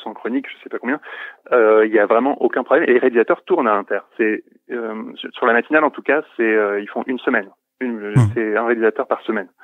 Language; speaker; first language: French; native; French